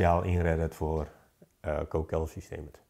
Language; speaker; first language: Danish; non-native, fluent; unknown